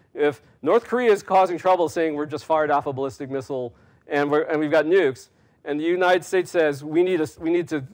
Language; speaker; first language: English; native; English